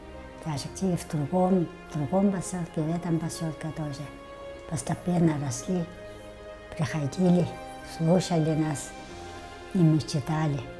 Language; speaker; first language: Russian; non-native, local second language; Tuvinian